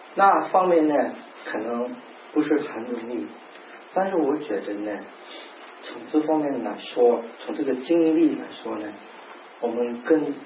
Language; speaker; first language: Chinese; non-native, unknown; English